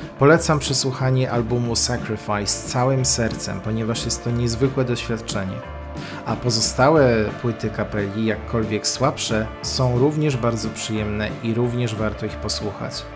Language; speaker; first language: Polish; native; Polish